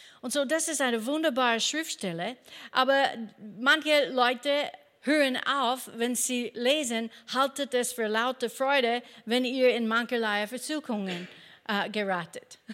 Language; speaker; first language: German; non-native, fluent; English